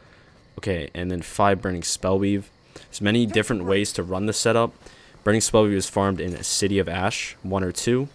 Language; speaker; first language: English; native; English